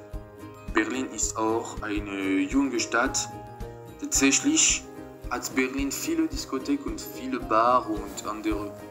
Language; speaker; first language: German; non-native, learner; French